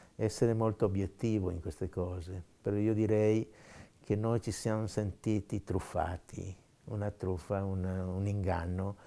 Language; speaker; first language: Italian; native; Italian